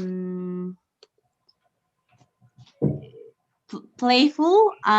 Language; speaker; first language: English; non-native, learner; Spanish